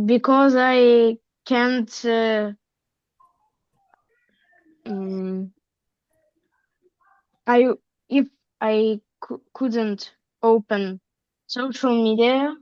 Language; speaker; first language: English; non-native, learner; Russian